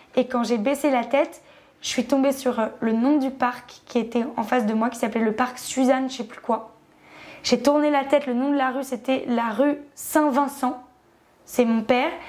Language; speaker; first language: French; native; French